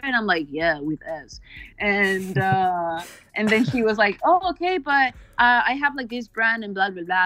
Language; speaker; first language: English; non-native, fluent; Spanish